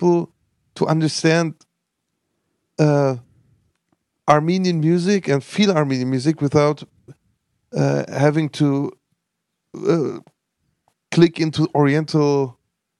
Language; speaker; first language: English; non-native, fluent; Armenian